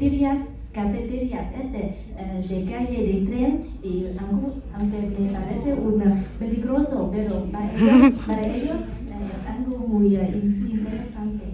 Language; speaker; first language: Spanish; non-native, learner; Vietnamese